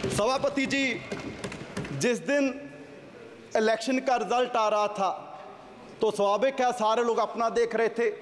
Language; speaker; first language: Hindi; native; Hindi